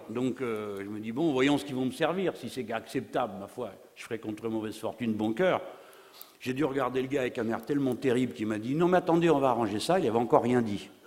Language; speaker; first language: French; native; French